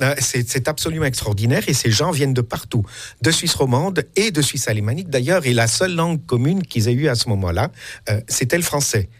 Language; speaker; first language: French; native; French